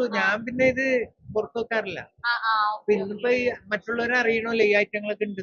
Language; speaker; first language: Malayalam; native; Malayalam